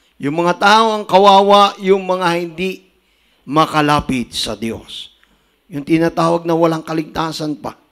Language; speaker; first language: Filipino; native; Filipino